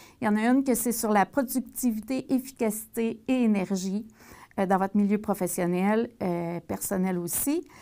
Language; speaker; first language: French; native; French